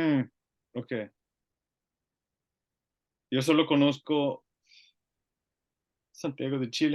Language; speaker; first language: Spanish; non-native, learner; Finnish